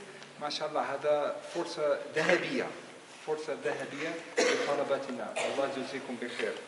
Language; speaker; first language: Arabic; non-native, fluent; English